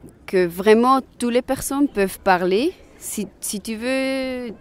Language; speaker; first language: French; non-native, local second language; German